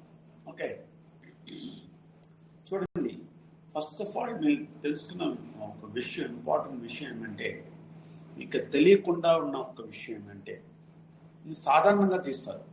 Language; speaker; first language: Telugu; non-native, fluent; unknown